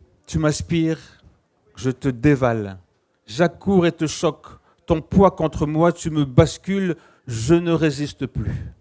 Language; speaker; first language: French; native; French